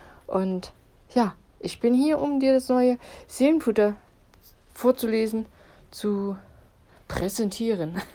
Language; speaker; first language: German; native; German